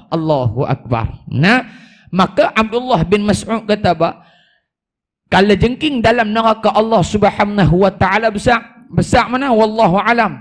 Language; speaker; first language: Malay; native; Malay